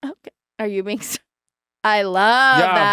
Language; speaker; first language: English; native; English